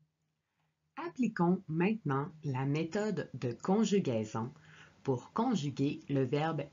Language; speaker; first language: French; native; French